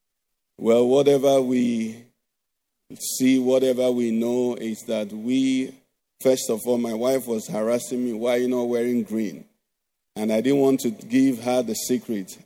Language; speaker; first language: English; non-native, local second language; Igbo